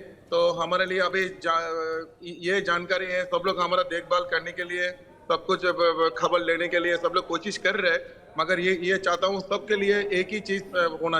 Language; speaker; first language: Hindi; non-native, fluent; Bangla